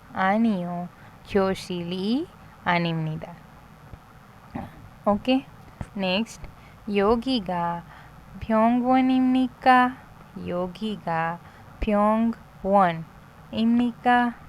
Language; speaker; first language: Korean; non-native, fluent; Hindi